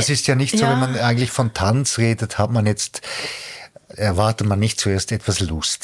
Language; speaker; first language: German; native; German